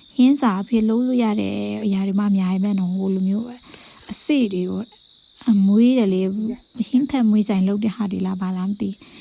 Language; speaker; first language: Burmese; non-native, local second language; Pa'o Karen